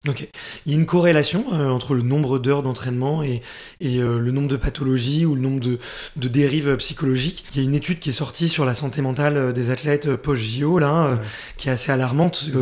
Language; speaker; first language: French; native; French